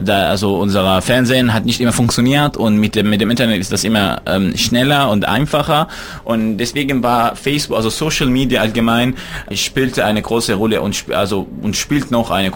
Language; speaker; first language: German; non-native, fluent; Arabic